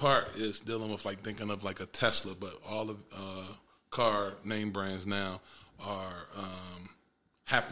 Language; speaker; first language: English; native; English